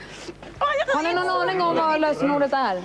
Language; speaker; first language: Swedish; native; Swedish